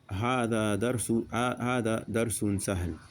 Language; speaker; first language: Arabic; non-native, fluent; French